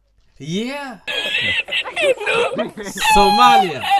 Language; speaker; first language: English; non-native, learner; Somali